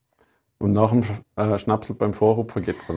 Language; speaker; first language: German; native; German